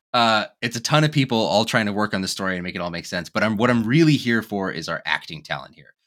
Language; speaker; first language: English; native; English